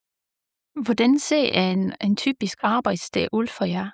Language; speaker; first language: Danish; non-native, fluent; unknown